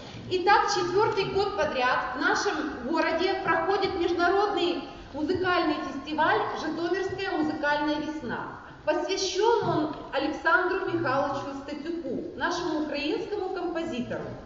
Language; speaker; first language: Russian; non-native, local second language; Ukrainian